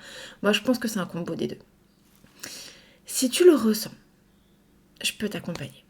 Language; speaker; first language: French; native; French